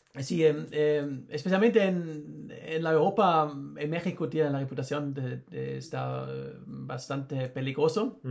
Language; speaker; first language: Spanish; non-native, learner; German